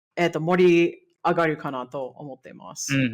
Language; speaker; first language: Japanese; non-native, fluent; English